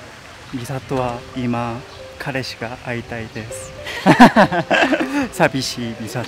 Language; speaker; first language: Japanese; non-native, learner; Korean